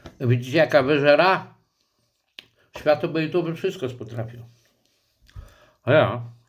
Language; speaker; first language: Polish; native; Polish